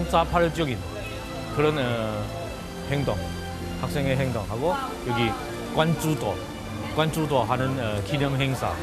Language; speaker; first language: Korean; non-native, fluent; Chinese